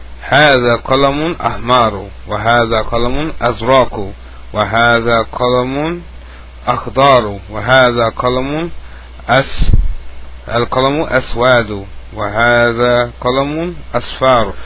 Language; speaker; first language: Arabic; non-native, fluent; English